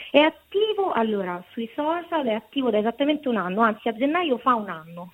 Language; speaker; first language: Italian; native; Italian